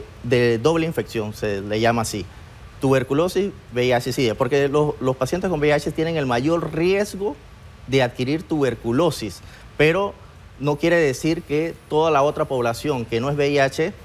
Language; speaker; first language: Spanish; native; Spanish